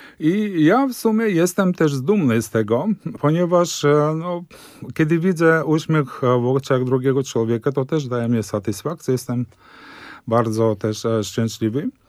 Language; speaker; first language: Polish; early bilingual, heritage; Polish